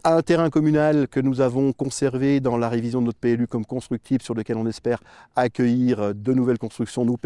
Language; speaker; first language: French; native; French